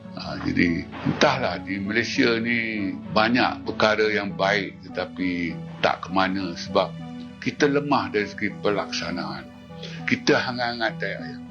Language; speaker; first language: Malay; native; Malay